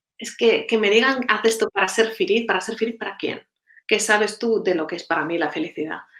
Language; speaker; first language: Spanish; non-native, fluent; Russian